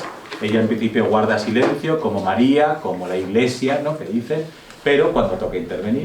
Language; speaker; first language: Spanish; native; Spanish